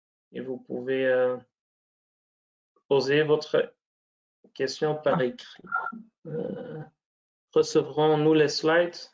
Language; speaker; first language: French; non-native, local second language; Dutch